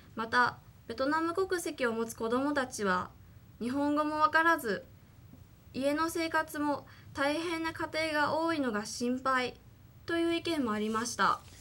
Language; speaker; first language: Japanese; native; Japanese